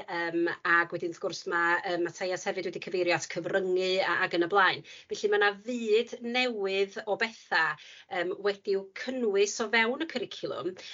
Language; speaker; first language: Welsh; native; Welsh